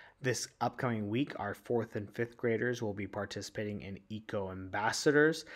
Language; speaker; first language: English; early bilingual, other home language; Spanish